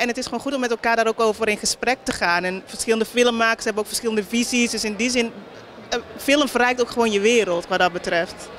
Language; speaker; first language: Dutch; native; Dutch